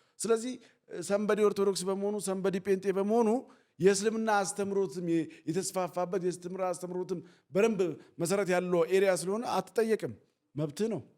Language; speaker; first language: Amharic; non-native, local second language; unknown